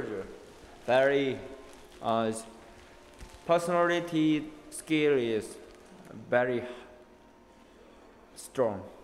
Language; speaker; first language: English; non-native, learner; Korean